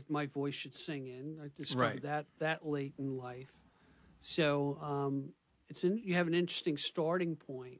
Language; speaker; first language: English; native; English